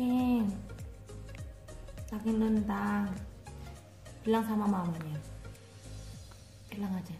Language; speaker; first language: Indonesian; non-native, fluent; Korean